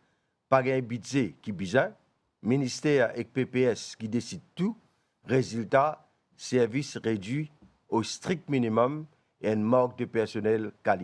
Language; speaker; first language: French; non-native, local second language; Morisyen